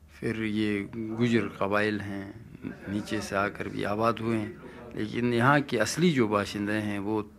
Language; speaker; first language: Urdu; non-native, local second language; Shina